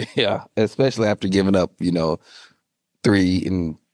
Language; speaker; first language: English; native; English